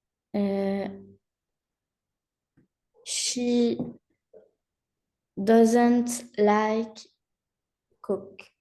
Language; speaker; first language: English; non-native, learner; French